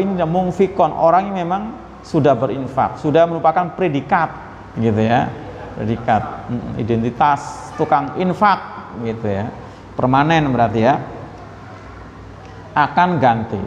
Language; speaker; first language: Indonesian; native; Indonesian